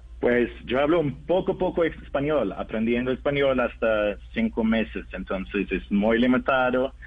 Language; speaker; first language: Spanish; non-native, learner; Norwegian